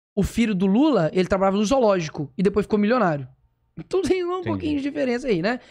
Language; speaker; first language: Portuguese; native; Portuguese